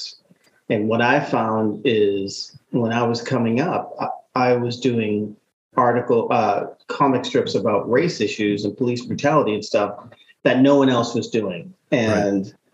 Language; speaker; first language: English; native; English